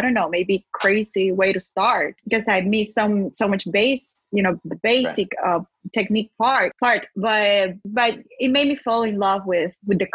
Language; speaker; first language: English; non-native, fluent; Spanish